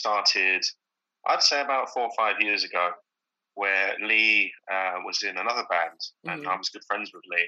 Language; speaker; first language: English; native; English